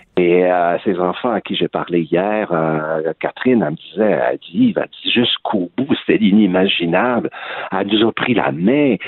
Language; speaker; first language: French; native; French